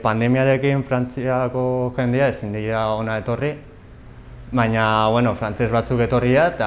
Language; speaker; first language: Basque; non-native, local second language; Spanish